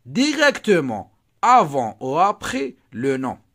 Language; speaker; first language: French; non-native, local second language; Arabic